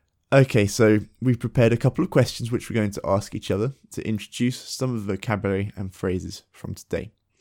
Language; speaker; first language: English; native; English